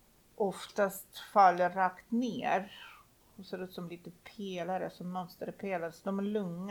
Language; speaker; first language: Swedish; non-native, fluent; Russian